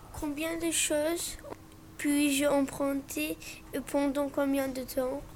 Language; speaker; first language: French; non-native, learner; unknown